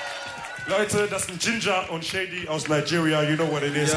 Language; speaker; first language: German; early bilingual, other home language; Wolof